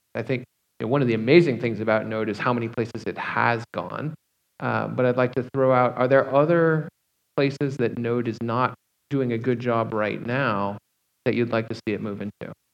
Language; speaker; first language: English; native; English